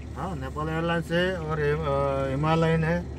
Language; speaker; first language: Hindi; non-native, learner; Nepali